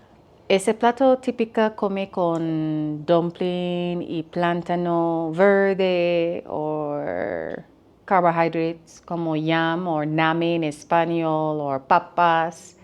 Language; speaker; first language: Spanish; non-native, learner; English